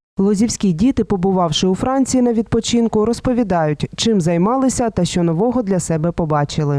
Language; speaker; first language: Ukrainian; native; Ukrainian